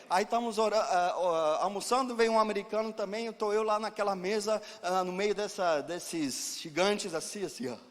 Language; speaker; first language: Portuguese; non-native, fluent; German